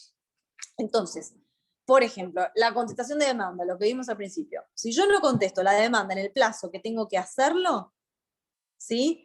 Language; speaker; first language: Spanish; native; Spanish